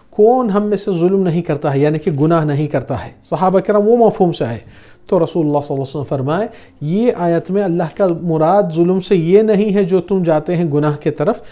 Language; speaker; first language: Urdu; non-native, fluent; Arabic